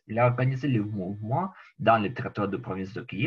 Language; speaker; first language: French; non-native, learner; Ukrainian